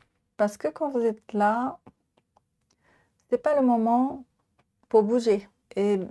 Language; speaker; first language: French; non-native, learner; Japanese